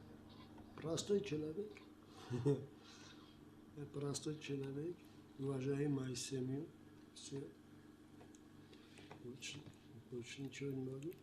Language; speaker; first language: Russian; non-native, local second language; Armenian